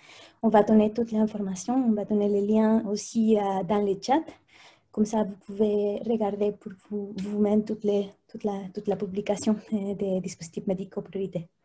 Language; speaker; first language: French; non-native, fluent; Spanish